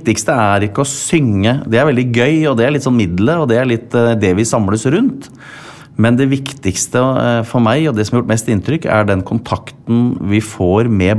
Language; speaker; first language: Norwegian; native; Norwegian